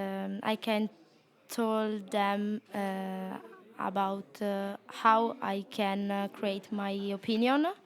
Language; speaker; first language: English; non-native, learner; Italian